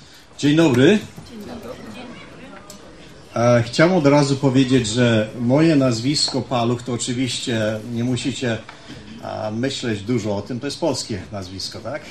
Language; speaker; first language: Polish; early bilingual, heritage; Polish